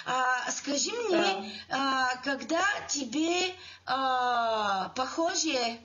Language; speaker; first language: Russian; non-native, learner; Bulgarian